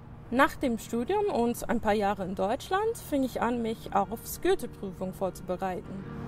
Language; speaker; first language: German; non-native, fluent; English